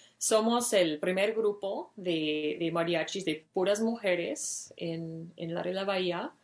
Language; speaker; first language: Spanish; non-native, fluent; English